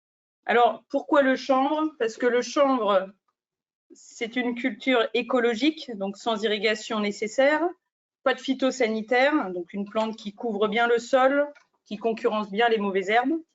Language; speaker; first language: French; native; French